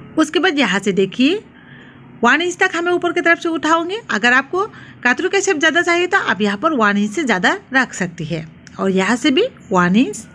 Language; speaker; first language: Hindi; non-native, local second language; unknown